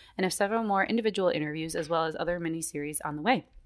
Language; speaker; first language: English; native; English